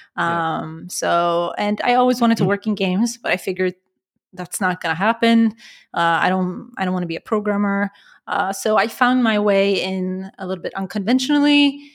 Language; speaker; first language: English; non-native, fluent; Persian